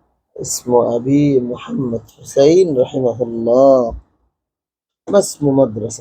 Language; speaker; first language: Arabic; non-native, fluent; Bangla